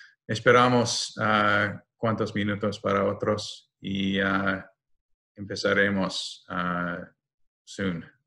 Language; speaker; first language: Spanish; non-native, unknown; English